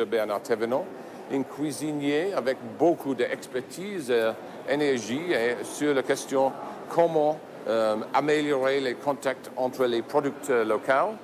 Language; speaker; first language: French; non-native, fluent; English